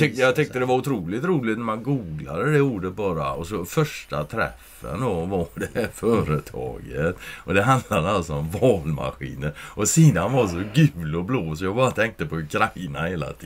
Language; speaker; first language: Swedish; native; Swedish